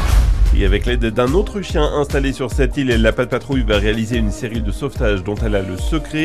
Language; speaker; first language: French; native; French